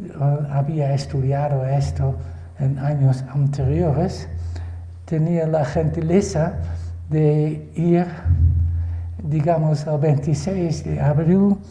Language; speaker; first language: Spanish; non-native, fluent; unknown